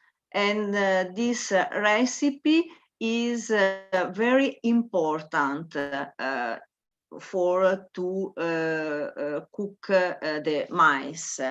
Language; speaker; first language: English; non-native, learner; Italian